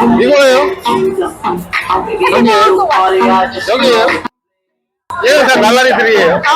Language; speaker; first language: Korean; native; Korean